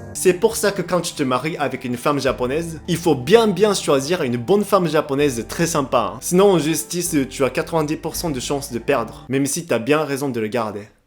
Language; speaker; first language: French; non-native, fluent; Japanese